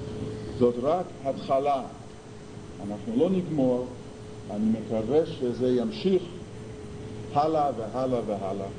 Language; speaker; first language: Hebrew; non-native, fluent; English